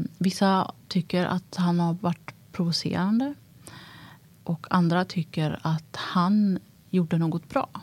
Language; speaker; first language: Swedish; early bilingual, other home language; Tigrinya